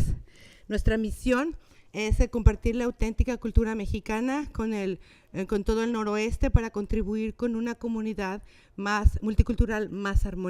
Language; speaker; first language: Spanish; native; Spanish